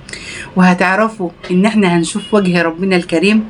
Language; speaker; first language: Arabic; native; Arabic